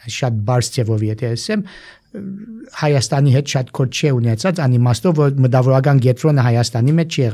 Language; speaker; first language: Armenian; early bilingual, heritage; Armenian